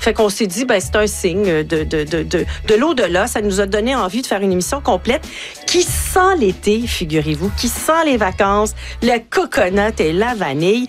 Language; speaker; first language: French; native; French